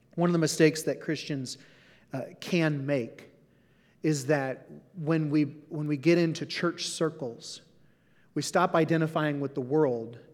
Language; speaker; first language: English; native; English